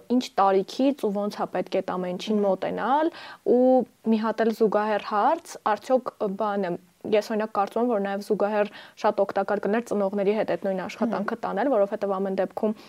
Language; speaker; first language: Armenian; native; Armenian